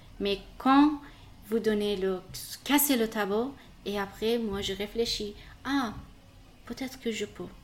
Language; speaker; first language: French; non-native, learner; Persian